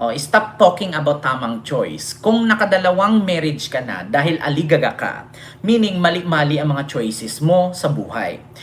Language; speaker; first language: Filipino; non-native, local second language; Cebuano